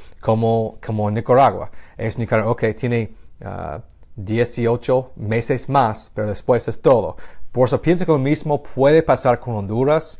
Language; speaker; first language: Spanish; non-native, fluent; English